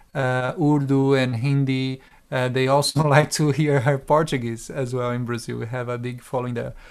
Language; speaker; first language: English; non-native, fluent; Portuguese